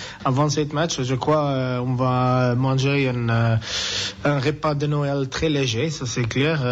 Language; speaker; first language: French; non-native, learner; English